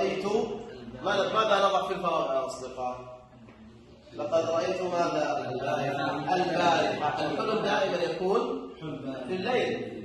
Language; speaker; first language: Arabic; non-native, learner; Indonesian